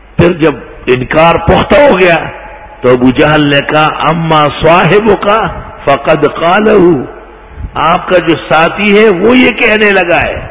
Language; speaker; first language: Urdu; non-native, local second language; Pashto